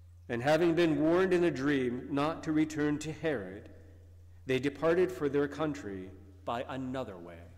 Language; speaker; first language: English; native; English